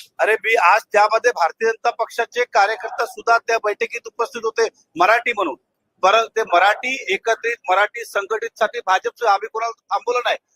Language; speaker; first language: Marathi; non-native, local second language; Hindi